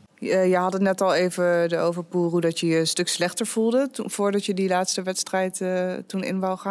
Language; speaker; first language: Dutch; native; Dutch